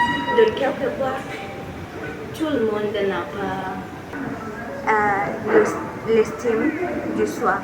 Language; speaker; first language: French; non-native, learner; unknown